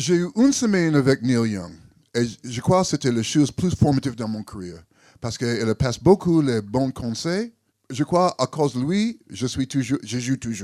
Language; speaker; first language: French; non-native, learner; English